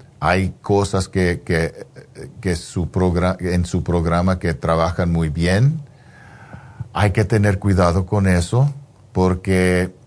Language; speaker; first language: Spanish; non-native, fluent; English